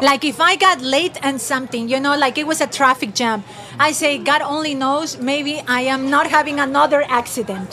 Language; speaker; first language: English; non-native, fluent; Spanish